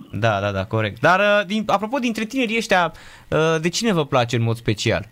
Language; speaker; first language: Romanian; native; Romanian